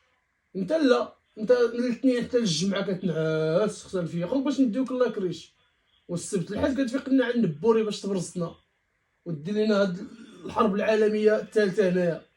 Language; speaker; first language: Arabic; native; Arabic